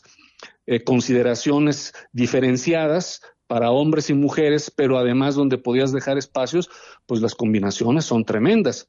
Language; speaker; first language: Spanish; native; Spanish